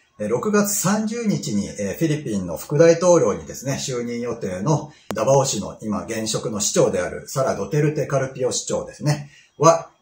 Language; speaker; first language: Japanese; native; Japanese